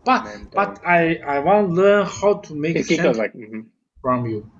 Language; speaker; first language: English; non-native, learner; Vietnamese